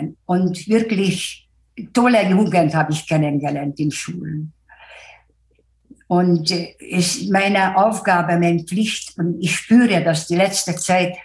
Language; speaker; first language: German; non-native, fluent; Hungarian